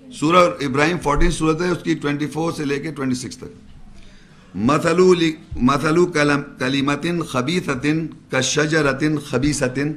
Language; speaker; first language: Urdu; native; Urdu